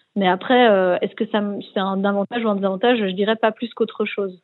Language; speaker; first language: French; native; French